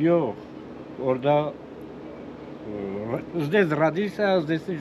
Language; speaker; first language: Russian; non-native, local second language; Armenian